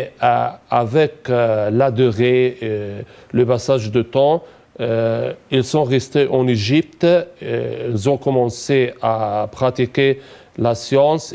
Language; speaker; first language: French; non-native, fluent; Arabic